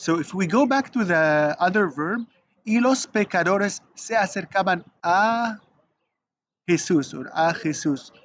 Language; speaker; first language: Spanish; non-native, learner; Arabic